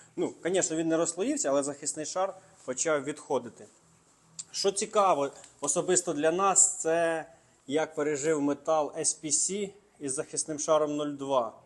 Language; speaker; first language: Ukrainian; non-native, local second language; Russian